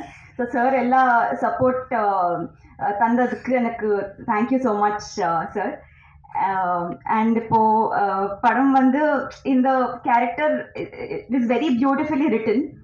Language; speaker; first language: Tamil; non-native, learner; Telugu